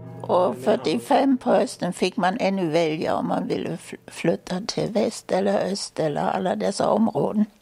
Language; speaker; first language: Swedish; non-native, fluent; German